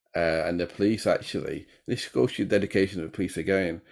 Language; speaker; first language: English; native; English